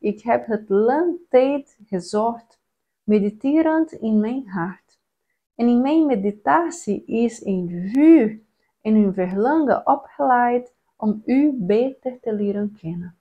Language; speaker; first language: German; non-native, learner; Portuguese